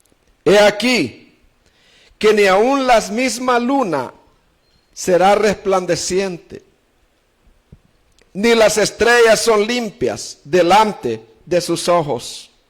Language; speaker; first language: Spanish; native; Spanish